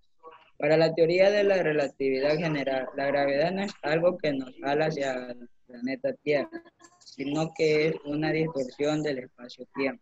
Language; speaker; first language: Spanish; native; Spanish